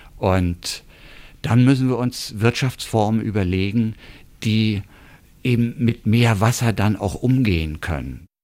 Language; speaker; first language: German; native; German